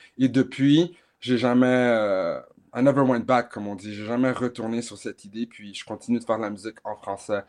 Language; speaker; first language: French; native; French